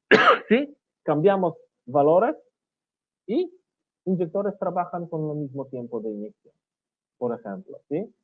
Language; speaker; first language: Spanish; non-native, learner; Polish